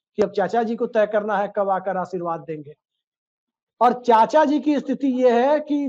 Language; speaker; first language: Hindi; native; Hindi